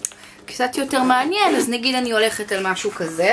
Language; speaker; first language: Hebrew; native; Hebrew